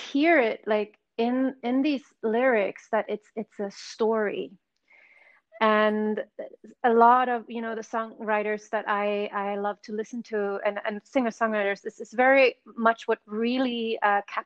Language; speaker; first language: English; non-native, fluent; Swedish